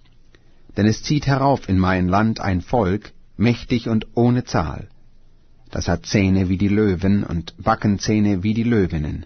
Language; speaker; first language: German; native; German